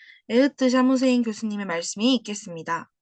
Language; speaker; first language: Korean; native; Korean